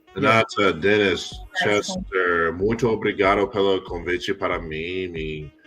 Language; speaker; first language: Portuguese; non-native, learner; English